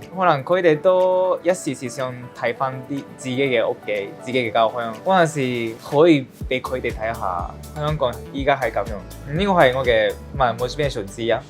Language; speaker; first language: Cantonese; non-native, fluent; Japanese